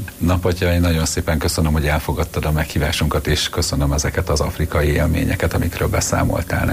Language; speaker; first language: Hungarian; native; Hungarian